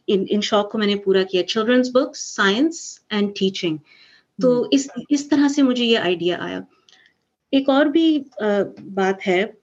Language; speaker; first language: Urdu; early bilingual, heritage; Urdu